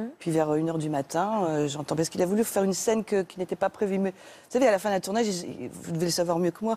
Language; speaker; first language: French; native; French